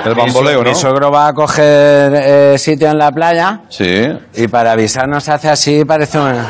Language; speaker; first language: Spanish; native; Spanish